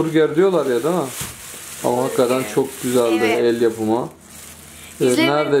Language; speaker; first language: Turkish; native; Turkish